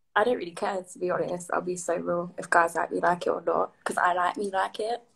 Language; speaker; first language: English; native; English